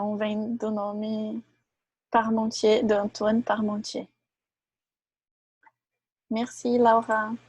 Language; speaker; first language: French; non-native, fluent; Portuguese